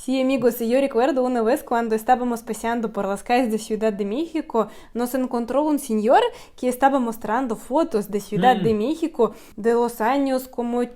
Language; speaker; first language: Spanish; non-native, fluent; Russian